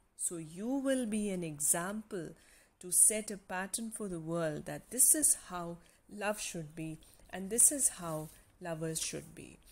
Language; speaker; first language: English; non-native, local second language; Punjabi